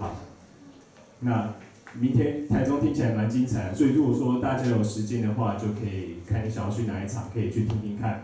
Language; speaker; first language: Chinese; native; Chinese